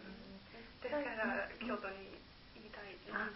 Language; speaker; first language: Japanese; non-native, learner; German